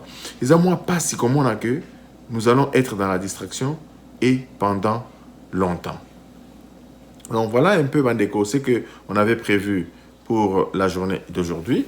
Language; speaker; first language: French; non-native, local second language; Lingala